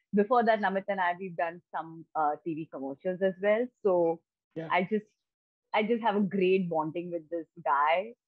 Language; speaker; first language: English; non-native, local second language; Bangla